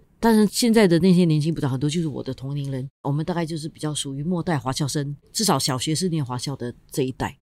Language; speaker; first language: Chinese; native; Chinese